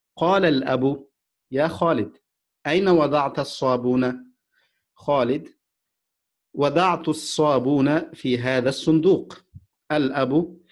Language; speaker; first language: Arabic; non-native, fluent; Indonesian